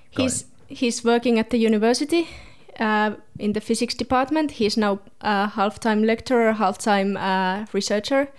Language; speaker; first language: English; non-native, fluent; Finnish